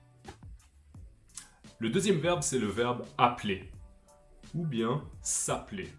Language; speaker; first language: French; native; French